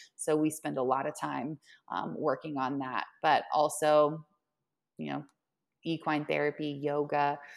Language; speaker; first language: English; native; English